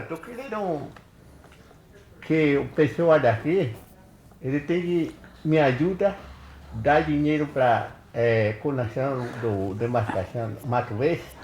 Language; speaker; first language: Portuguese; non-native, local second language; Kayapó